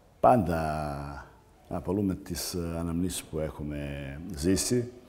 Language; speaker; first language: Greek; non-native, fluent; Serbian